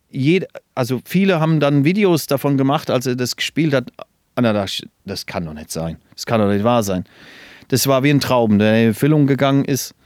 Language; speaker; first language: German; non-native, fluent; English